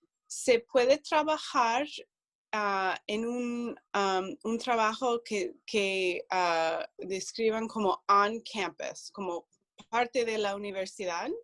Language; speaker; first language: Spanish; non-native, fluent; English